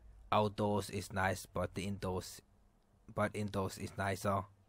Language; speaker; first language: English; non-native, fluent; Danish